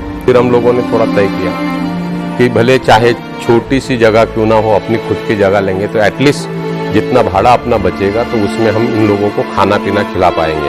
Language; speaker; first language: Hindi; native; Hindi